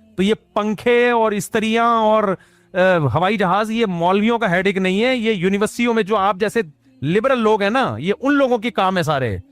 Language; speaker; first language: Urdu; native; Urdu